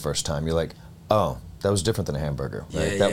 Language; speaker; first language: English; native; English